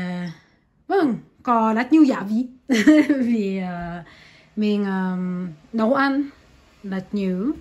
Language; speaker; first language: Vietnamese; non-native, learner; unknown